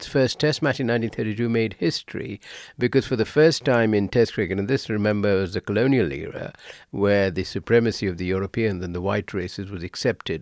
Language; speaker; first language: English; non-native, local second language; Bangla